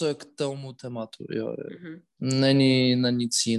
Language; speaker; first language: Czech; non-native, learner; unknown